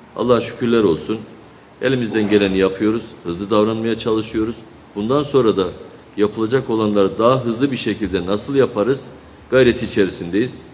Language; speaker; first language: Turkish; native; Turkish